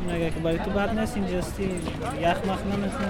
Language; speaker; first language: English; non-native, learner; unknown